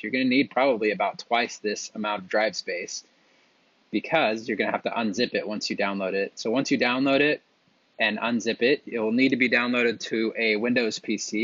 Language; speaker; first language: English; native; English